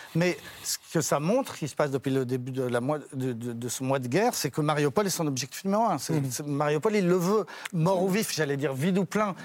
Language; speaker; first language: French; native; French